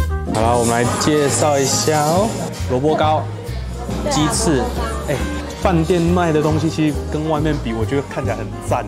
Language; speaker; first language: Chinese; native; Chinese